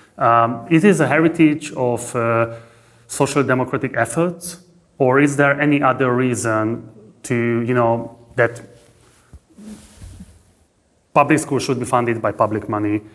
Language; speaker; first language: English; non-native, fluent; Hungarian